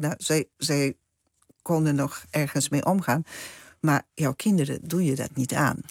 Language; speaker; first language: Dutch; non-native, fluent; Polish